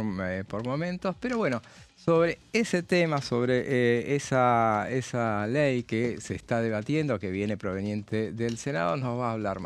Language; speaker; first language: Spanish; native; Spanish